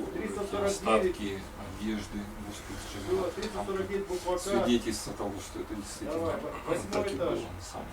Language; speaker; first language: Russian; native; Russian